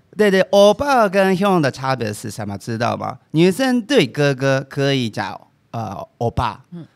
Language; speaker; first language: Chinese; non-native, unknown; Japanese